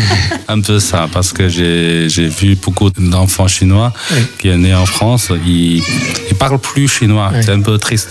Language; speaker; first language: French; non-native, local second language; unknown